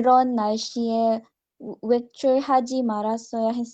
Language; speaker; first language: Korean; non-native, learner; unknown